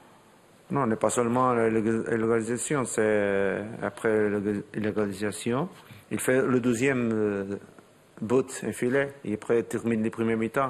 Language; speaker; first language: French; non-native, learner; Portuguese